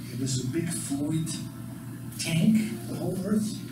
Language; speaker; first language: English; non-native, fluent; Slovak